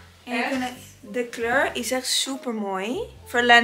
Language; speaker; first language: Dutch; non-native, learner; Italian